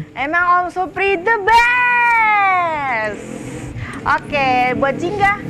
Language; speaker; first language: Indonesian; native; Indonesian